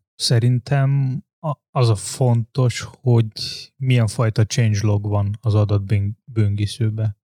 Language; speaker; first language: Hungarian; native; Hungarian